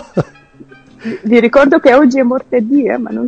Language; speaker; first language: Italian; non-native, fluent; Albanian